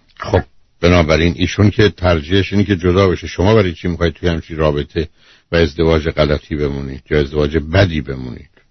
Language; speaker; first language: Persian; native; Persian